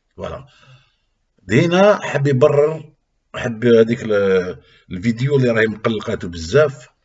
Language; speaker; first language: French; non-native, local second language; Arabic